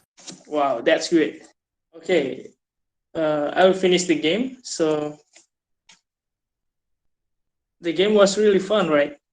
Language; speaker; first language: English; non-native, fluent; Indonesian